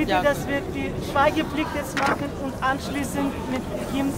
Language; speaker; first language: German; non-native, learner; Ukrainian